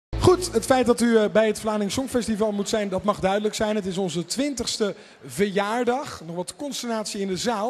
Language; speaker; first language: Dutch; native; Dutch